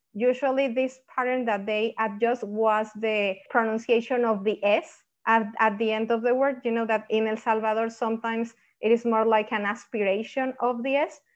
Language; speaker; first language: English; non-native, fluent; Spanish